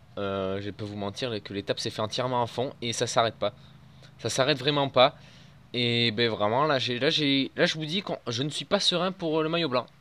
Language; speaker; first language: French; native; French